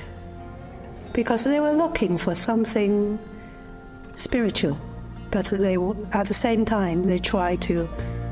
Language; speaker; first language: English; non-native, fluent; Chinese